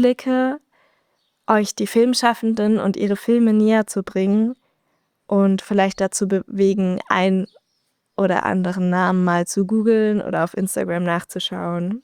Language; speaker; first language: German; native; German